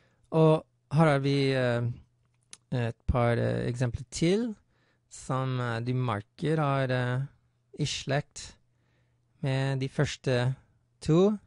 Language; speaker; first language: Norwegian; non-native, fluent; English